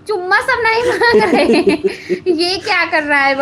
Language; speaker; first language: Hindi; native; Hindi